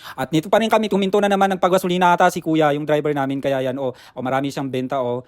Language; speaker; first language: Filipino; non-native, local second language; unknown